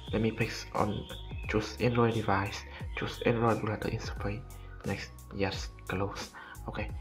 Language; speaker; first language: English; non-native, learner; Vietnamese